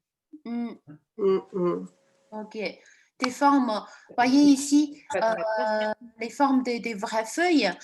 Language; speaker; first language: French; non-native, fluent; Chinese